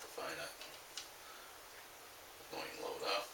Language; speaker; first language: English; native; English